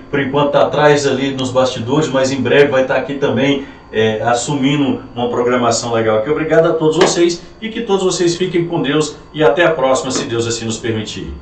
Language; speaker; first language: Portuguese; native; Portuguese